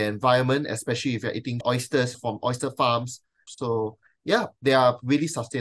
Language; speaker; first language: English; non-native, local second language; Chinese